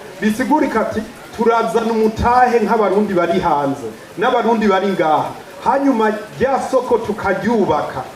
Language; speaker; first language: Rundi; early bilingual, heritage; Rundi